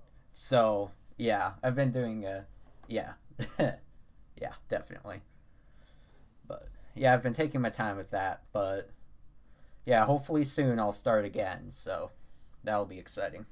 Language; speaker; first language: English; native; English